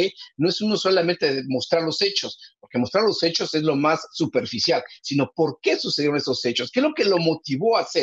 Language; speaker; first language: Spanish; native; Spanish